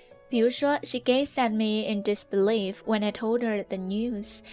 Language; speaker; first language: English; non-native, fluent; Chinese